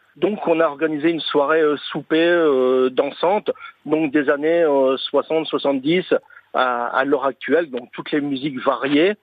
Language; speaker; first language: French; native; French